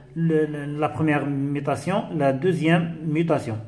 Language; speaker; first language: French; non-native, local second language; Arabic